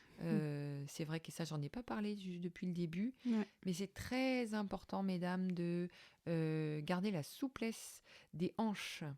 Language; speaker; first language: French; native; French